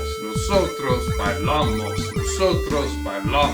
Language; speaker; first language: Spanish; non-native, fluent; English